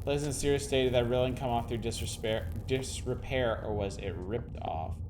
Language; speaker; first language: English; native; English